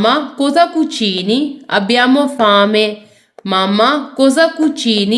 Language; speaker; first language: Italian; non-native, fluent; Urdu